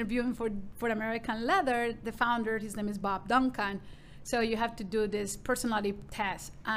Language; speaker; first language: English; non-native, fluent; Spanish